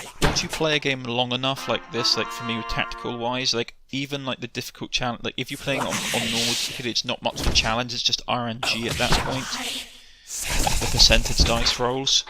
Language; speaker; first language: English; native; English